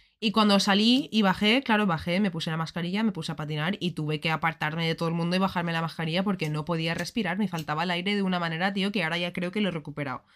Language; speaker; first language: Spanish; native; Spanish